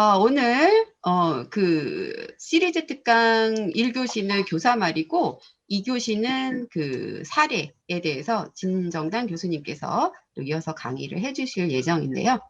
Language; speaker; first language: Korean; native; Korean